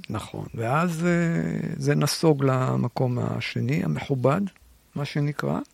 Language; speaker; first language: Hebrew; native; Hebrew